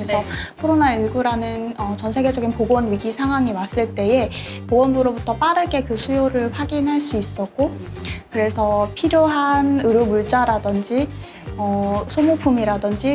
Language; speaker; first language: Korean; native; Korean